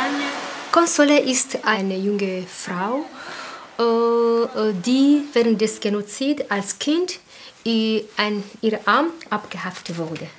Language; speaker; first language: German; non-native, learner; Kinyarwanda